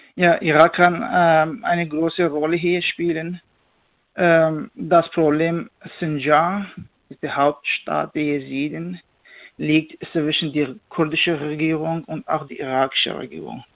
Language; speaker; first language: German; non-native, learner; Kurdish